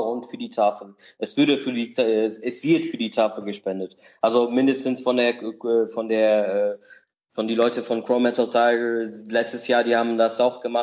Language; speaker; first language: German; non-native, learner; Portuguese